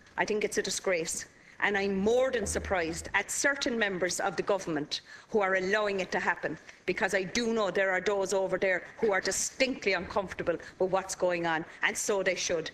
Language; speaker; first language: English; native; English